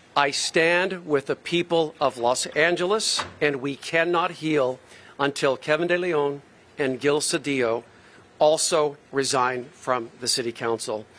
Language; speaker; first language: English; native; English